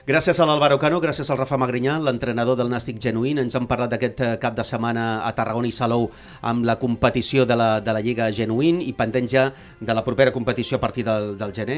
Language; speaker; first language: Catalan; native; Catalan